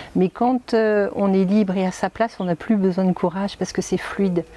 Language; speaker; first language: French; native; French